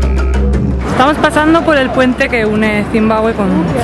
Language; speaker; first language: Spanish; native; Spanish